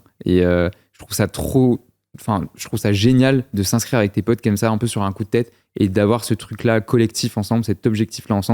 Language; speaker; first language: French; native; French